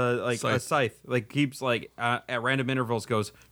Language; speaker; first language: English; native; English